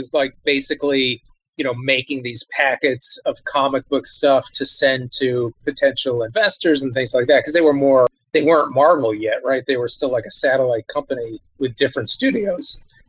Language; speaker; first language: English; native; English